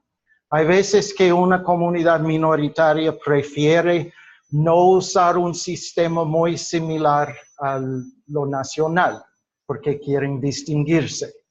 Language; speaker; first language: Spanish; non-native, fluent; English